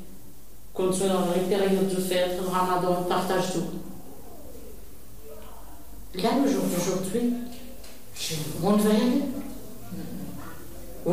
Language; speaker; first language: French; non-native, learner; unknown